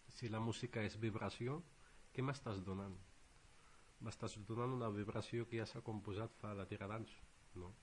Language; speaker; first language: Catalan; non-native, fluent; Arabic